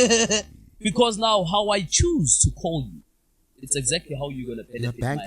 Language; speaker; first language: English; non-native, local second language; Zulu